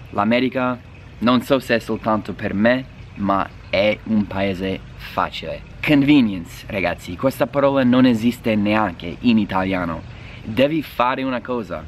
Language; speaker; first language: Italian; non-native, fluent; English